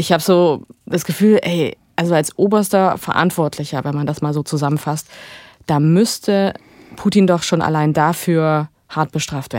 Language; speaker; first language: German; native; German